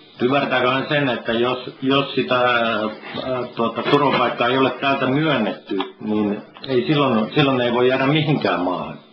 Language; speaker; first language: Finnish; native; Finnish